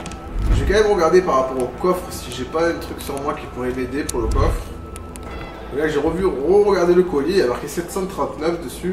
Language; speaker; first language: French; native; French